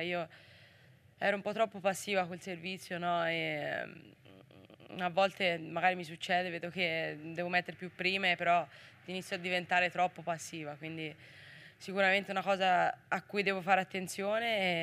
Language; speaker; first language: Italian; native; Italian